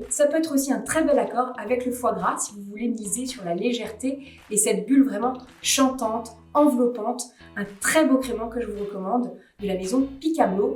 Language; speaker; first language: French; native; French